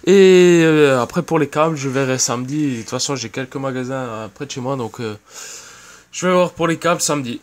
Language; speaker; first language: French; native; French